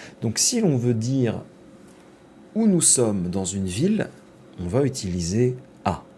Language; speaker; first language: French; native; French